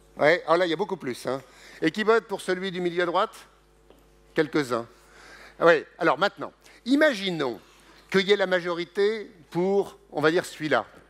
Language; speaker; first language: French; native; French